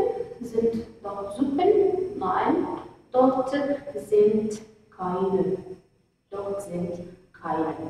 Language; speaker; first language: German; non-native, fluent; Arabic